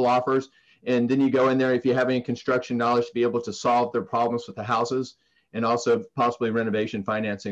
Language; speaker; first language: English; non-native, fluent; Spanish